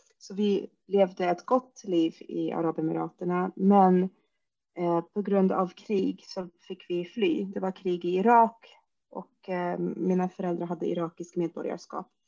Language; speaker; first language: Swedish; early bilingual, other home language; Arabic